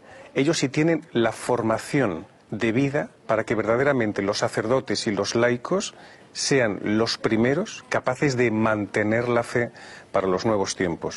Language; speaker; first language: Spanish; native; Spanish